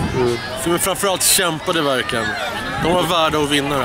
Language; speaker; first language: Swedish; native; Swedish